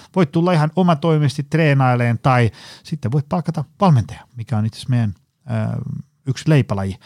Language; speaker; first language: Finnish; native; Finnish